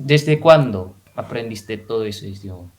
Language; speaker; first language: Spanish; non-native, fluent; Indonesian